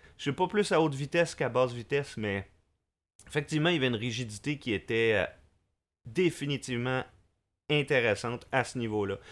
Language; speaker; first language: French; native; French